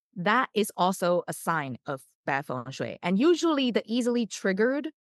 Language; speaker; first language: English; non-native, fluent; Chinese